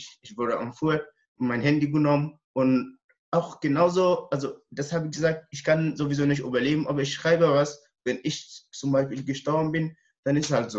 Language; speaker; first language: German; non-native, learner; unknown